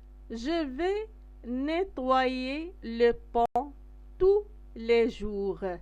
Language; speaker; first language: French; non-native, local second language; Arabic